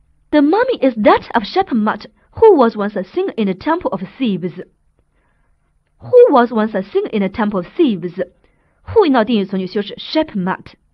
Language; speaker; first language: English; non-native, fluent; Chinese